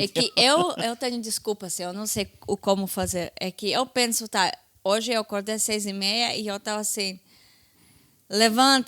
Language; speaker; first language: Portuguese; non-native, fluent; Hebrew